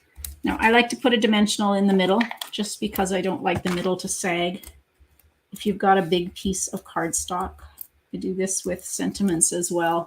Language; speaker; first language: English; native; English